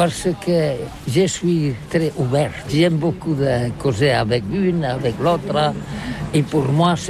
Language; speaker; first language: French; non-native, learner; Catalan